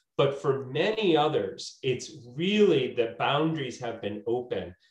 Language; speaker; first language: English; native; English